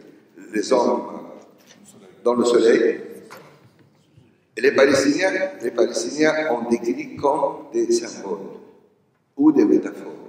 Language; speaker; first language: French; non-native, local second language; Arabic